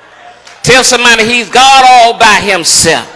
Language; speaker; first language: English; native; English